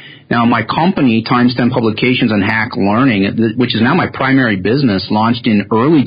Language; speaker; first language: English; native; English